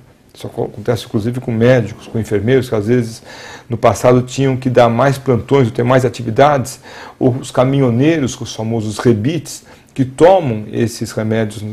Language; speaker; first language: Portuguese; native; Portuguese